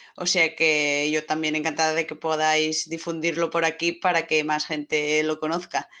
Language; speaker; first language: Spanish; non-native, local second language; Catalan